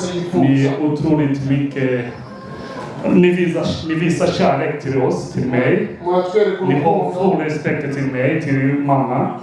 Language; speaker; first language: Swedish; non-native, learner; Rundi